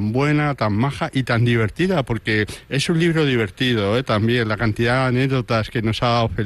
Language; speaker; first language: Spanish; native; Spanish